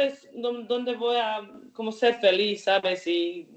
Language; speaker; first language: Spanish; non-native, learner; Croatian